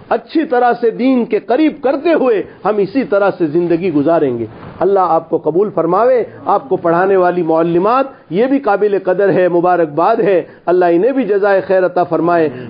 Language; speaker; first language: Urdu; non-native, local second language; Gujarati